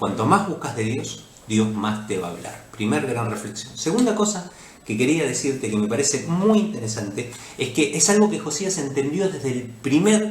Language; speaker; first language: Spanish; native; Spanish